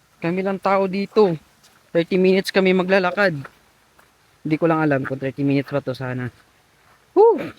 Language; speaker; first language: Filipino; non-native, local second language; Cebuano